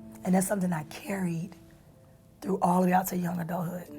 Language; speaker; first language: English; native; English